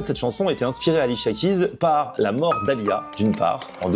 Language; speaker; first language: French; native; French